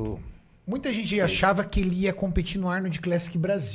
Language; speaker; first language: Portuguese; native; Portuguese